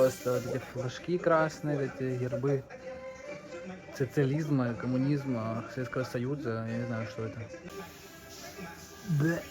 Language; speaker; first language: Russian; native; Russian